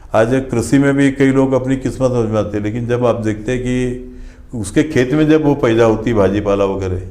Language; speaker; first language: Hindi; non-native, local second language; Marathi